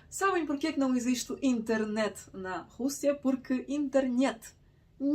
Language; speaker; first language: Portuguese; non-native, fluent; Russian